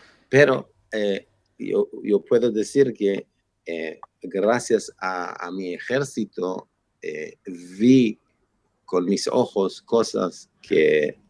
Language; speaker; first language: Spanish; non-native, fluent; Hebrew